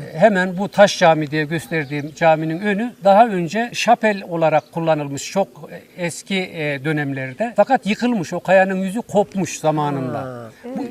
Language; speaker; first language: Turkish; native; Turkish